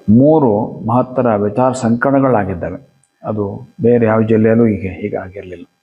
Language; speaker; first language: Kannada; native; Kannada